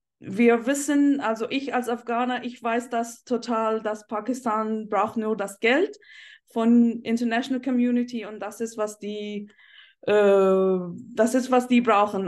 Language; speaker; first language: German; non-native, fluent; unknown